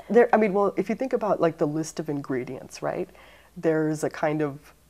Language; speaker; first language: English; native; English